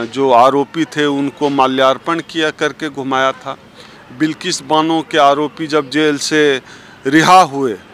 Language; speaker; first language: Hindi; native; Hindi